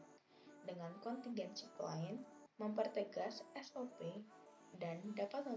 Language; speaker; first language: Indonesian; native; Indonesian